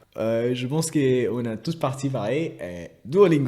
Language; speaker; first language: French; non-native, fluent; Spanish